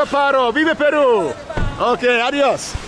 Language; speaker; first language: Spanish; non-native, learner; English